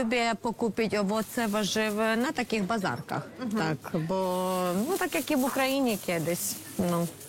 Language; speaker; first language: Polish; non-native, learner; Ukrainian